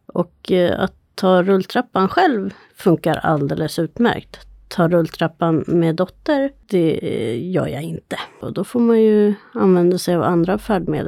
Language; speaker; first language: Swedish; native; Swedish